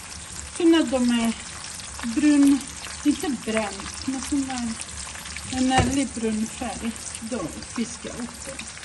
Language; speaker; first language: Swedish; non-native, fluent; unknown